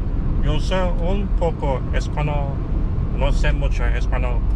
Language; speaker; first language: Spanish; non-native, learner; Turkish